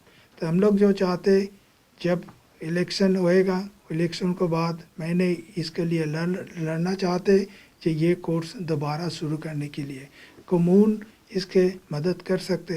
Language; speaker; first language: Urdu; non-native, fluent; Bangla